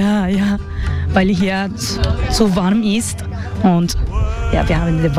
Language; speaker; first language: German; non-native, learner; Spanish